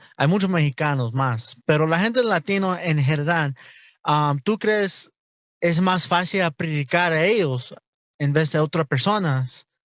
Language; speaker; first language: Spanish; non-native, learner; English